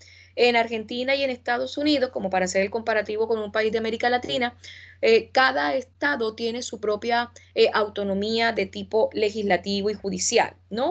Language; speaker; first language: Spanish; native; Spanish